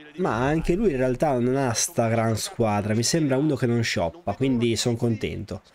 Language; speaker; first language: Italian; native; Italian